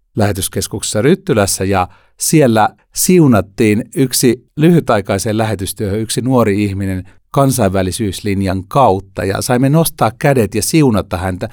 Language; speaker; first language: Finnish; native; Finnish